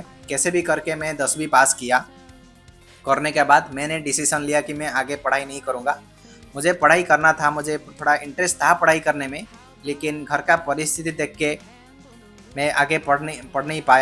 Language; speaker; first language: Hindi; non-native, local second language; Odia